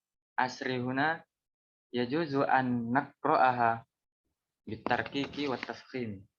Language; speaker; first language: Arabic; non-native, learner; Indonesian